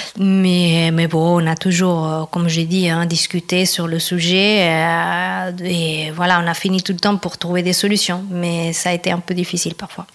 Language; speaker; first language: French; non-native, fluent; Spanish